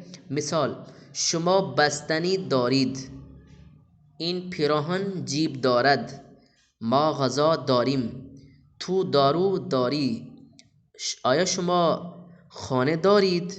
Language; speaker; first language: Persian; non-native, fluent; Urdu